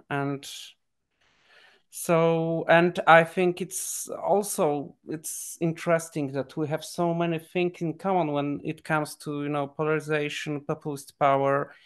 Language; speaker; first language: English; non-native, fluent; Polish